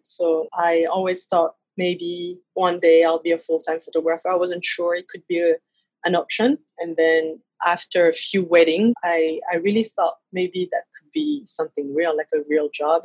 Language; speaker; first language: English; non-native, fluent; French